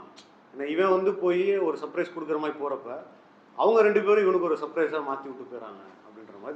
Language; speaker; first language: Tamil; native; Tamil